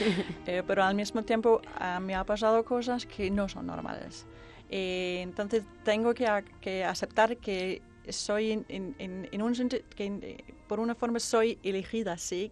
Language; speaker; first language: Spanish; non-native, fluent; Danish